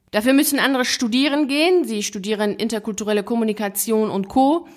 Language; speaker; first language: German; native; German